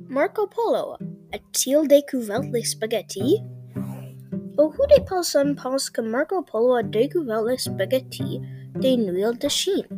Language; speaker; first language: French; non-native, learner; English